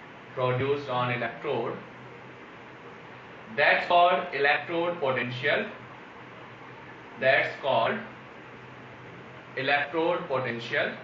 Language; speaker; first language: English; non-native, local second language; Hindi